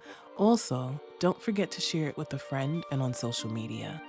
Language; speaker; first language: English; native; English